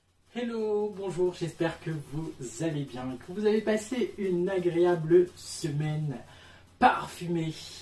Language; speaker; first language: French; native; French